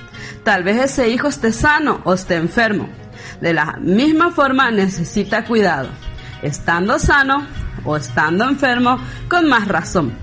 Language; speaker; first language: Spanish; native; Spanish